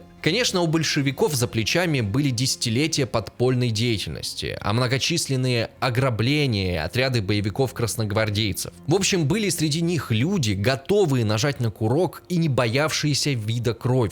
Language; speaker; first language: Russian; native; Russian